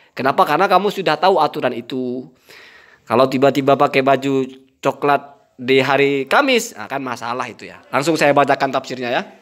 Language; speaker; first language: Indonesian; non-native, local second language; Madurese